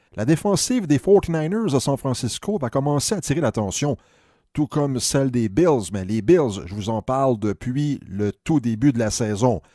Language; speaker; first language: French; native; French